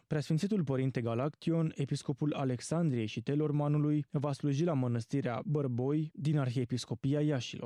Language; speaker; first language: Romanian; native; Romanian